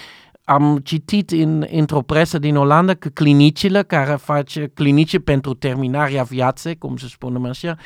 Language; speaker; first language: Romanian; non-native, learner; Dutch